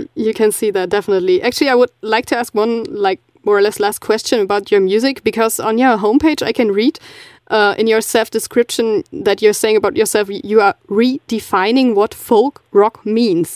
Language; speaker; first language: English; non-native, fluent; German